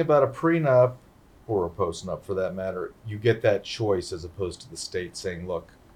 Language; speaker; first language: English; native; English